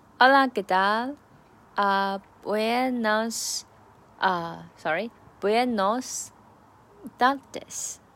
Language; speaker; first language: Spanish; non-native, learner; Chinese